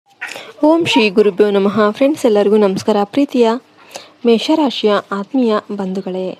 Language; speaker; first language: Kannada; native; Kannada